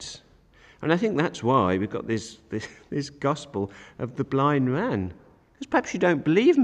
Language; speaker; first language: English; native; English